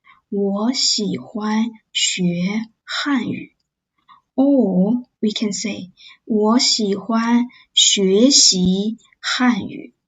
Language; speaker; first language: Chinese; non-native, fluent; English